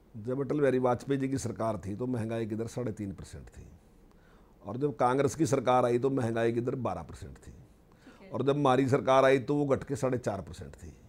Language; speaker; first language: Hindi; native; Hindi